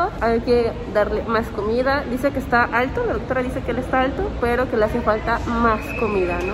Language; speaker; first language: Spanish; native; Spanish